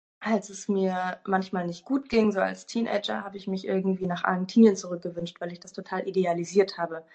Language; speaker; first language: German; native; German